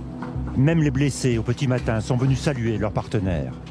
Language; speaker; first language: French; native; French